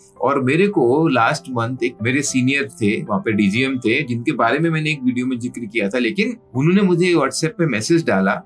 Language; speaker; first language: Hindi; native; Hindi